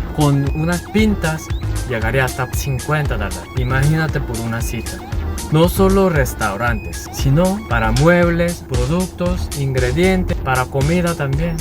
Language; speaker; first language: Spanish; non-native, learner; Korean